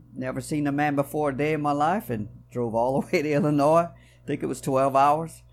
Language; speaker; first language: English; native; English